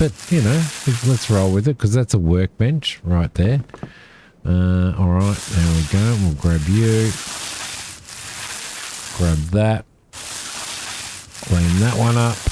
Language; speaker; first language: English; native; English